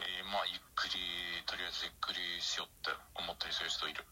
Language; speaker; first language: Japanese; non-native, fluent; Arabic